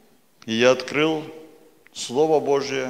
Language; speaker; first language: Polish; non-native, learner; Russian